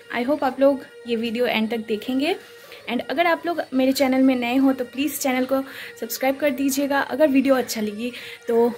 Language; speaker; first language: Hindi; non-native, local second language; Assamese